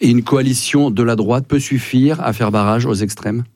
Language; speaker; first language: French; native; French